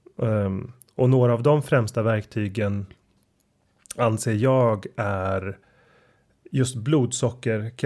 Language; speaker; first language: Swedish; native; Swedish